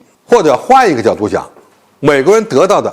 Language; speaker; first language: Chinese; native; Chinese